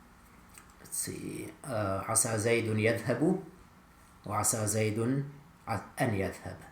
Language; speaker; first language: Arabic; non-native, fluent; English